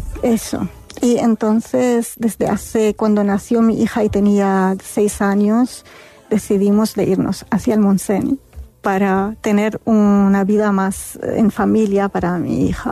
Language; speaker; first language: Spanish; non-native, fluent; Arabic